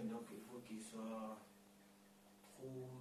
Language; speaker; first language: French; non-native, learner; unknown